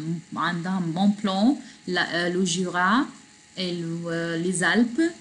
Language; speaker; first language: French; non-native, fluent; Arabic